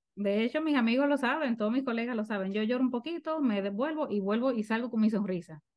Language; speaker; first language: Spanish; native; Spanish